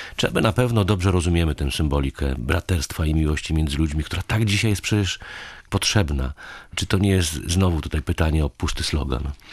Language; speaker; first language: Polish; native; Polish